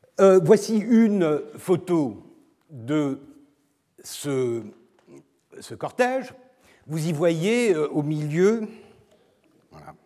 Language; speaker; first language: French; non-native, fluent; Turkish